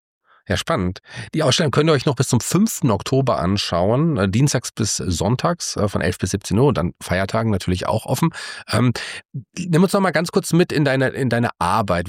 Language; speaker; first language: German; native; German